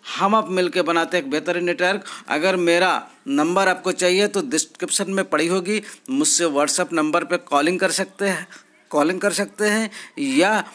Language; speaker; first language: Hindi; native; Hindi